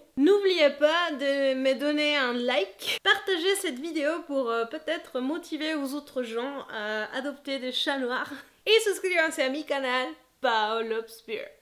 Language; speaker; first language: French; non-native, fluent; Spanish